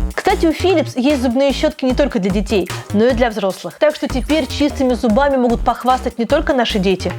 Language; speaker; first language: Russian; native; Russian